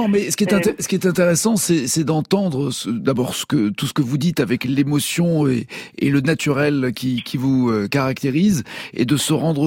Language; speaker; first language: French; native; French